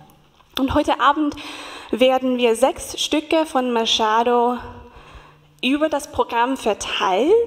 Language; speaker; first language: German; non-native, fluent; English